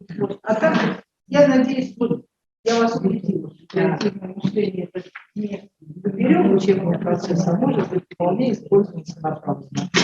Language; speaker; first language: Russian; native; Russian